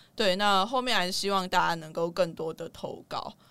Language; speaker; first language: Chinese; non-native, local second language; Min Nan Chinese